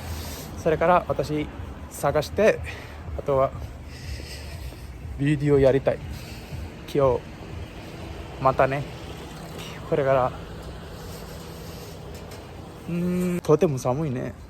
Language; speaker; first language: Japanese; non-native, learner; Sinhala